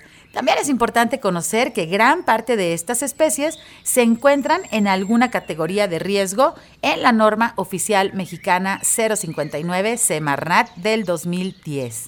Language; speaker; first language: Spanish; native; Spanish